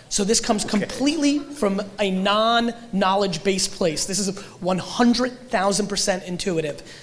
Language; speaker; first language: English; early bilingual, other home language; Russian